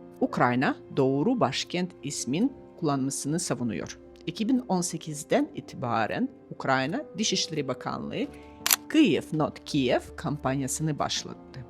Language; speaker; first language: Turkish; non-native, fluent; Ukrainian